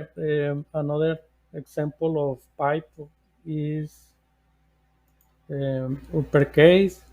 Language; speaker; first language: English; non-native, learner; Spanish